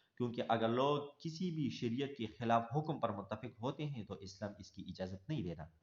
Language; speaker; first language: Urdu; non-native, local second language; Pashto